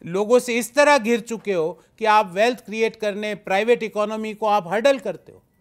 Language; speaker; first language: Hindi; native; Hindi